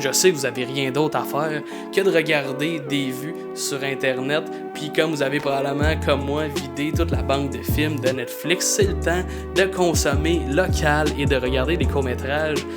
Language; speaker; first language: French; native; French